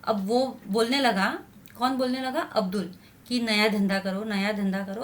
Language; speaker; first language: Hindi; non-native, local second language; Marathi